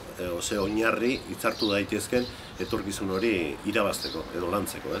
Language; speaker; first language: Basque; native; Basque